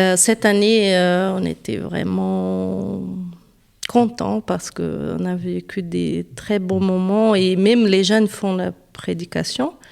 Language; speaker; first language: French; non-native, fluent; Portuguese